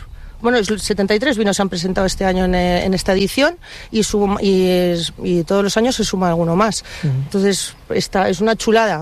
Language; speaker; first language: Spanish; native; Spanish